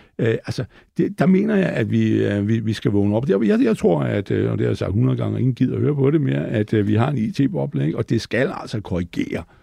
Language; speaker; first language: Danish; native; Danish